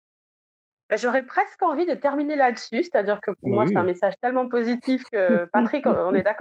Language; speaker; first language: French; native; French